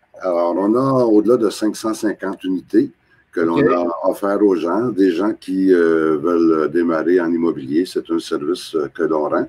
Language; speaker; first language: French; native; French